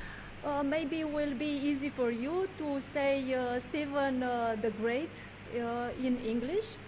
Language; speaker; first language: English; non-native, learner; Romanian